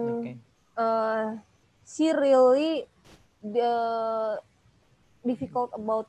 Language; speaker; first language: English; non-native, learner; Indonesian